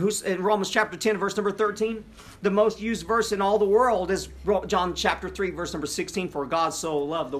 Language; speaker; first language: English; native; English